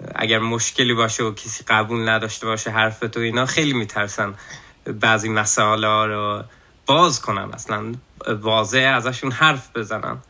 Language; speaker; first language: Persian; early bilingual, heritage; Persian